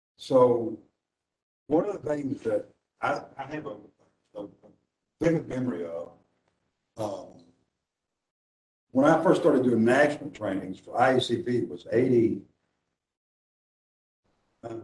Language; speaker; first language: English; native; English